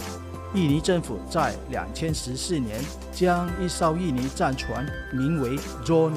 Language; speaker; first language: Chinese; early bilingual, heritage; Chinese